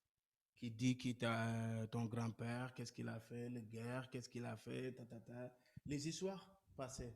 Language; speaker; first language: French; non-native, local second language; Wolof